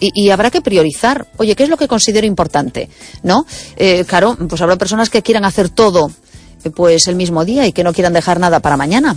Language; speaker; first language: Spanish; native; Spanish